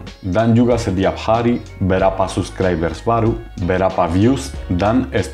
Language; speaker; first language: Indonesian; non-native, fluent; Spanish